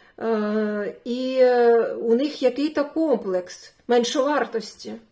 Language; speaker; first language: Ukrainian; non-native, local second language; Russian